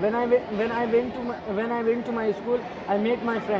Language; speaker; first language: English; non-native, learner; Hindi